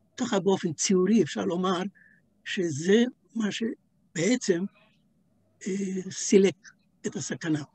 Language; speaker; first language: Hebrew; native; Hebrew